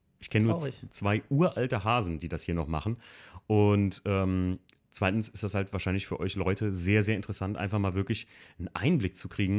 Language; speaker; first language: German; native; German